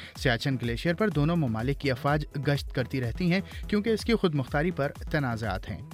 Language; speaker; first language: Urdu; native; Urdu